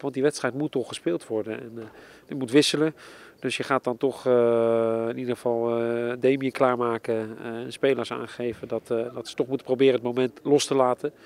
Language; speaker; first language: Dutch; native; Dutch